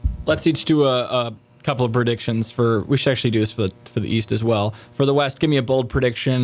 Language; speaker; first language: English; native; English